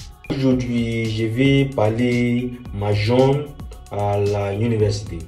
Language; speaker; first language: French; non-native, learner; Yoruba